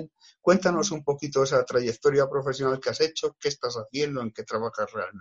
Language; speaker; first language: Spanish; native; Spanish